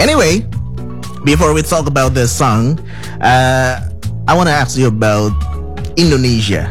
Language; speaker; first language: English; non-native, learner; Indonesian